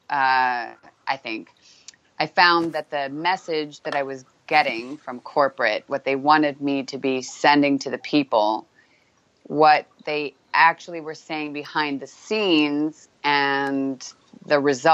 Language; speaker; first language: English; native; English